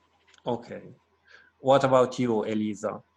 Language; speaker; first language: English; non-native, fluent; Italian